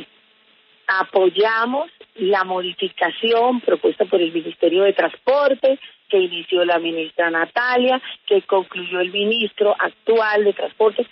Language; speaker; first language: Spanish; native; Spanish